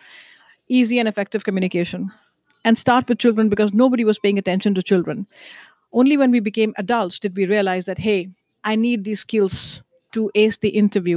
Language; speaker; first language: English; non-native, local second language; Hindi